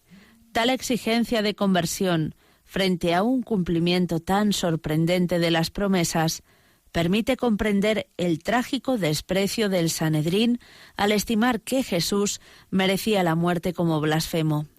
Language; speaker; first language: Spanish; native; Spanish